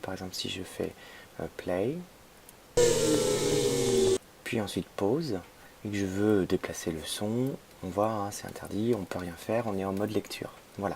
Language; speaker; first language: French; native; French